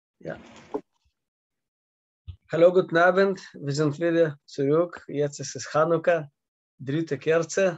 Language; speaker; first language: German; non-native, learner; Russian